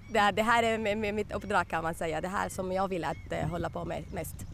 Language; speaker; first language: Swedish; non-native, learner; Arabic